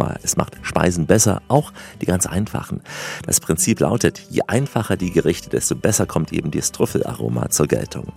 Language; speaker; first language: German; native; German